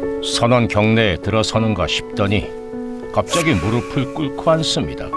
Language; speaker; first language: Korean; native; Korean